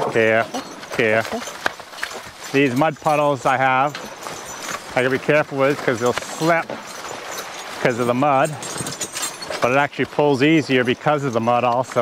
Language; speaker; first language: English; native; English